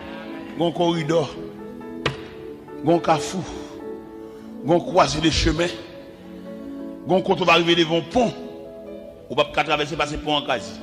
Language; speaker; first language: French; non-native, local second language; Haitian Creole